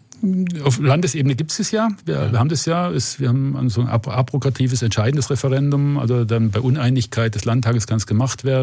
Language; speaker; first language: German; native; German